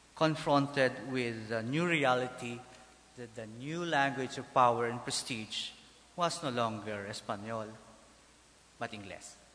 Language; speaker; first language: English; non-native, local second language; Filipino